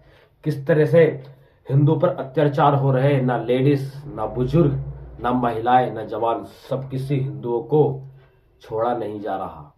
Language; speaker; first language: Hindi; native; Hindi